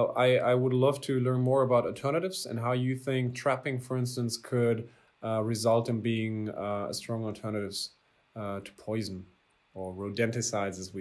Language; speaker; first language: English; non-native, fluent; German